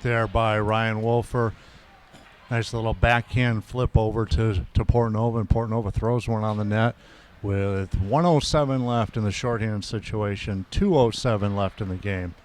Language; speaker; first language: English; native; English